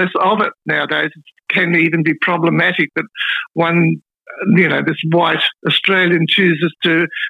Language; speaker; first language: English; native; English